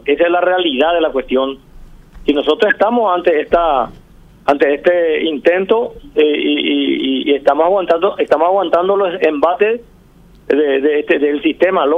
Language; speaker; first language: Spanish; native; Spanish